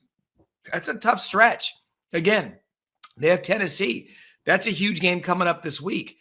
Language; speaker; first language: English; native; English